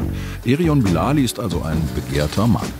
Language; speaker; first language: German; native; German